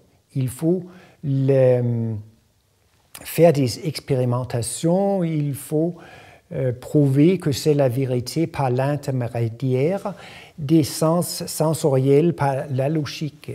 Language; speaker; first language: French; non-native, fluent; Danish